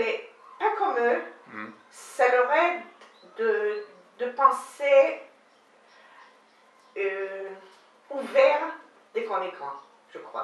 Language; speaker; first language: French; non-native, learner; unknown